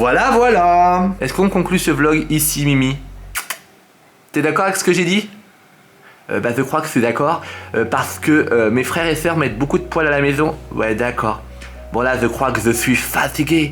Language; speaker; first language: French; native; French